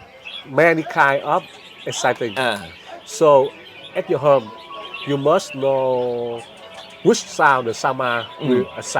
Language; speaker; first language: English; non-native, learner; Vietnamese